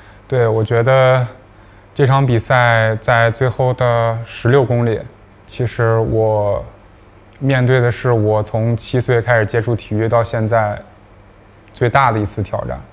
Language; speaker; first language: Chinese; native; Chinese